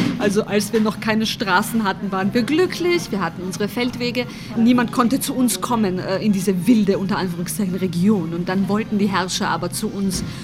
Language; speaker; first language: German; early bilingual, other home language; Bosnian